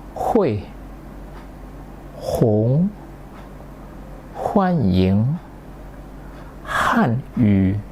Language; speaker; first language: Chinese; non-native, fluent; Indonesian